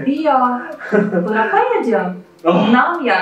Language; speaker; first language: Indonesian; non-native, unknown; Russian